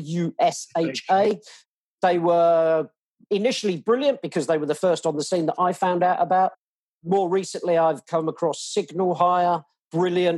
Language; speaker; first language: English; native; English